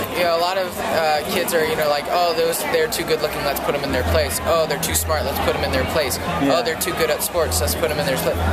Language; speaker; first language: English; native; English